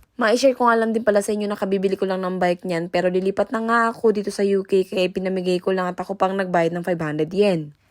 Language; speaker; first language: Filipino; native; Filipino